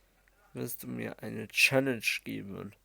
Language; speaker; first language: German; early bilingual, other home language; Arabic